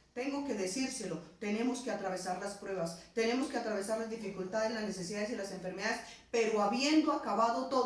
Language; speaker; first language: Spanish; native; Spanish